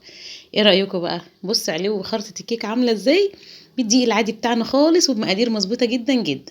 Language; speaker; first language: Arabic; native; Arabic